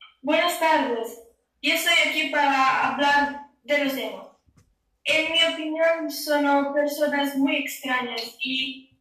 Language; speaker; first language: Spanish; non-native, learner; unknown